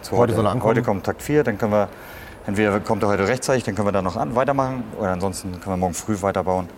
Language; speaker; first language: German; native; German